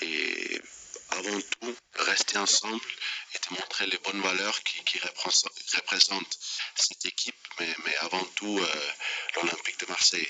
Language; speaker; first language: French; non-native, fluent; Danish